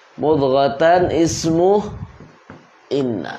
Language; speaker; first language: Arabic; non-native, fluent; Indonesian